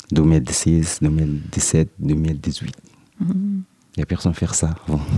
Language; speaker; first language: French; non-native, learner; Arabic